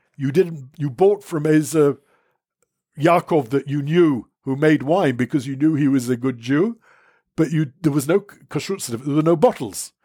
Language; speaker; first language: English; native; English